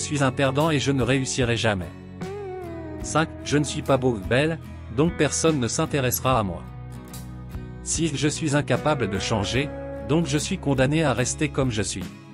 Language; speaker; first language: French; native; French